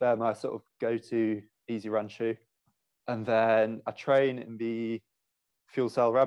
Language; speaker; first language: English; native; English